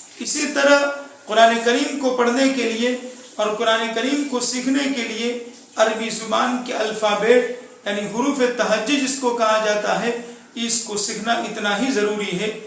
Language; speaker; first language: Urdu; non-native, local second language; Gujarati